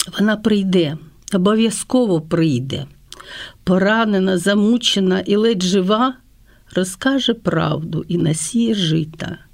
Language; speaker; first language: Ukrainian; non-native, local second language; Russian